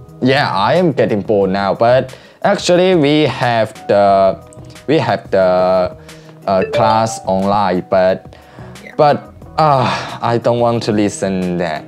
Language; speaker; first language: English; non-native, learner; Chinese